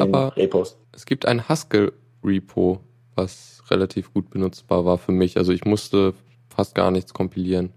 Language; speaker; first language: German; native; German